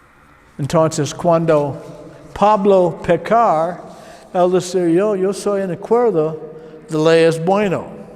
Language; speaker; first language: Spanish; non-native, learner; English